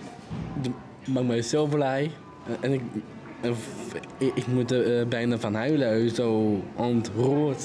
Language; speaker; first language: Dutch; non-native, learner; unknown